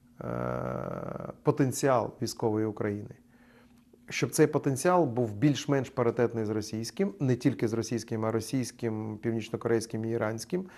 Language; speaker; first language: Ukrainian; native; Ukrainian